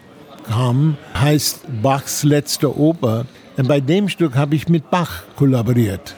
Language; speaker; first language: German; non-native, fluent; English